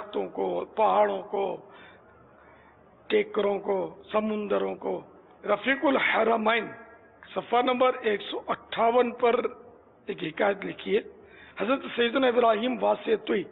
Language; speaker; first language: Urdu; native; Urdu